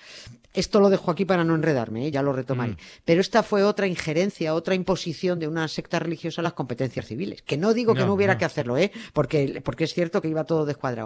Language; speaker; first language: Spanish; native; Spanish